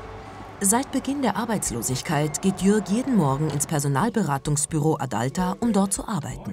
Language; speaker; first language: German; native; German